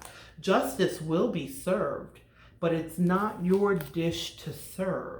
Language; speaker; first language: English; native; English